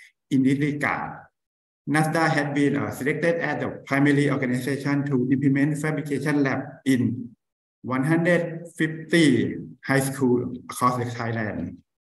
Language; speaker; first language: English; non-native, fluent; Thai